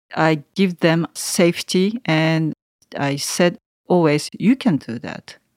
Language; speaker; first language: English; non-native, learner; Japanese